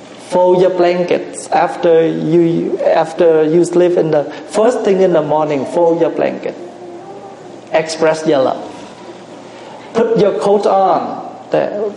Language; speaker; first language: English; non-native, fluent; Vietnamese